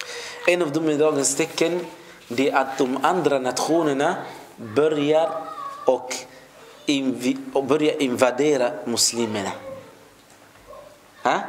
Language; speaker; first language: Swedish; non-native, fluent; Arabic